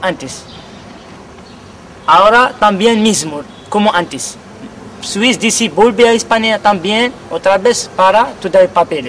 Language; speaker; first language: Spanish; non-native, learner; Kabyle